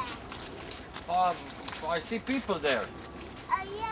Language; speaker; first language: English; non-native, learner; Croatian